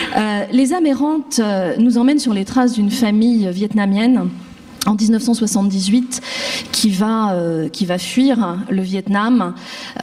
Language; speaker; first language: French; native; French